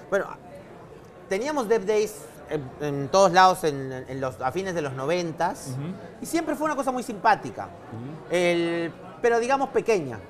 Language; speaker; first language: Spanish; native; Spanish